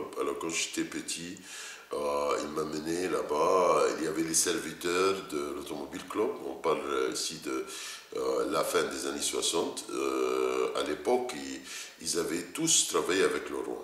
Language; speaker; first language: French; non-native, fluent; Arabic